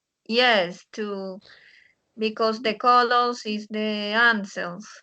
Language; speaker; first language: English; non-native, learner; Spanish